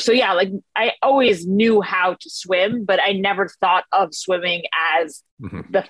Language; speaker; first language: English; native; English